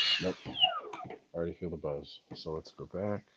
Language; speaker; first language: English; native; English